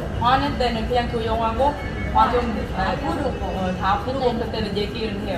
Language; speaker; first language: Korean; non-native, learner; Vietnamese